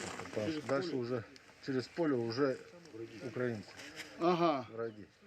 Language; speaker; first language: Russian; native; Russian